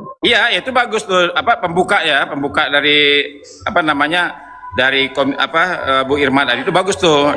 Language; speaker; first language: Indonesian; native; Indonesian